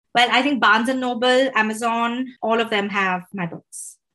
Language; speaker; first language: English; non-native, local second language; Hindi